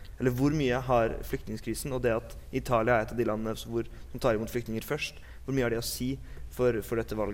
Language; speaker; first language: Norwegian; native; Norwegian